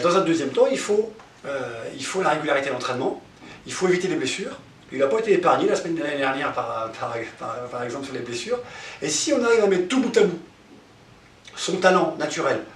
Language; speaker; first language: French; native; French